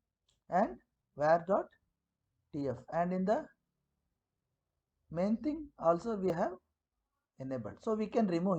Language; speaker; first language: English; non-native, local second language; Kannada